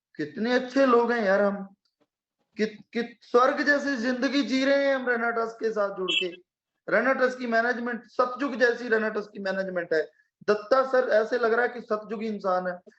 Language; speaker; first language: Hindi; non-native, local second language; Punjabi